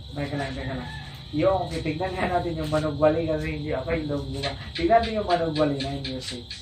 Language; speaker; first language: Filipino; non-native, local second language; Cebuano